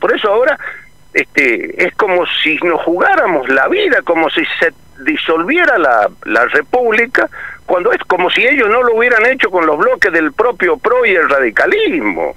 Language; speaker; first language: Spanish; native; Spanish